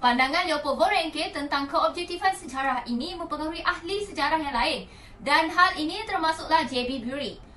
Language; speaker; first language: Malay; native; Malay